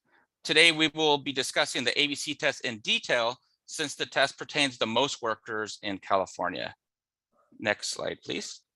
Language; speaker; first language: English; native; English